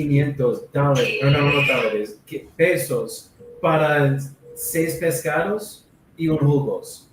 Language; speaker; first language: Spanish; non-native, learner; English